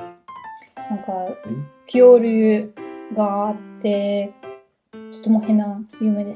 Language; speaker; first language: Japanese; non-native, learner; German